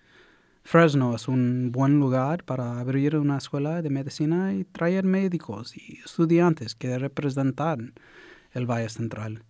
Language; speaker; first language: Spanish; early bilingual, heritage; English